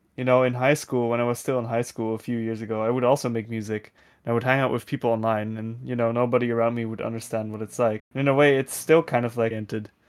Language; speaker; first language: English; non-native, fluent; Dutch